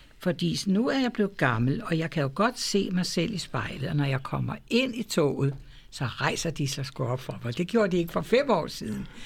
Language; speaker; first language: Danish; native; Danish